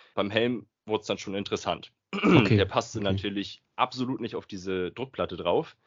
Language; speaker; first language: German; native; German